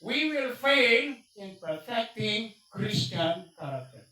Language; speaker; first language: English; non-native, local second language; Filipino